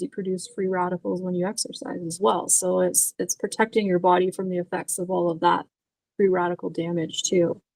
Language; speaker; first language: English; native; English